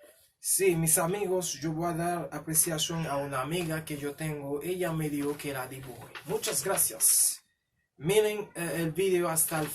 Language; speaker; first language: Spanish; non-native, learner; Haitian Creole